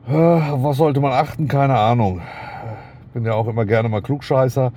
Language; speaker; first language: German; native; German